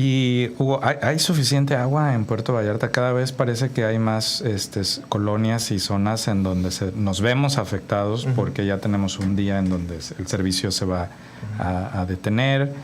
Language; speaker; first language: Spanish; native; Spanish